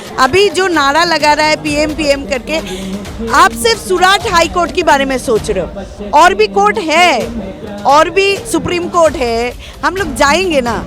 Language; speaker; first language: Hindi; non-native, local second language; Bangla